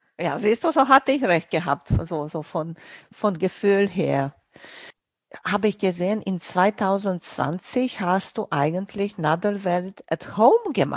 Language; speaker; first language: German; non-native, fluent; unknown